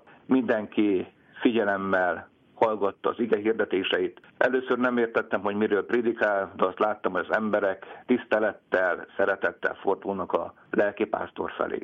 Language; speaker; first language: Hungarian; native; Hungarian